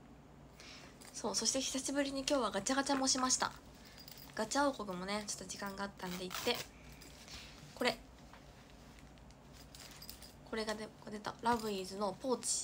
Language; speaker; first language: Japanese; native; Japanese